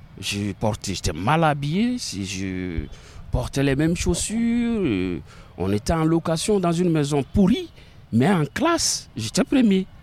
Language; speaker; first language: French; non-native, local second language; Bambara